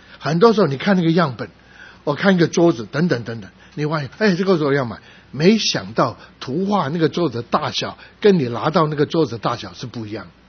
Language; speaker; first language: Chinese; non-native, local second language; Cantonese